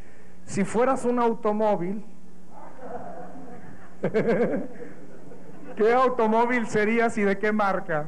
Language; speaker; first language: Spanish; native; Spanish